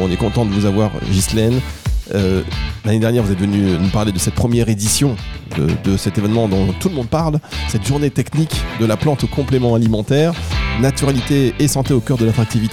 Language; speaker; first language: French; native; French